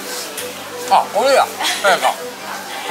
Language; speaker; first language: Japanese; native; Japanese